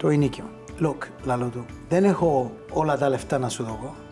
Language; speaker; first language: Greek; early bilingual, heritage; Greek